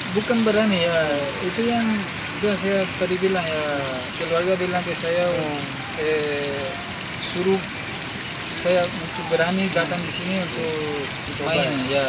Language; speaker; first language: Indonesian; non-native, fluent; Spanish